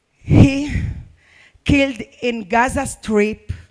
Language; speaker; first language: English; non-native, learner; Arabic